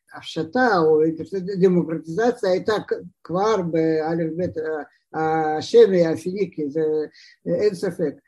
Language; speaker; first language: Hebrew; non-native, fluent; Russian